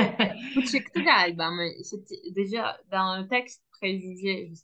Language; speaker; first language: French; non-native, fluent; Turkish